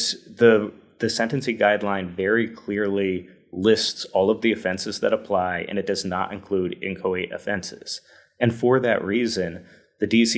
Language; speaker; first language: English; native; English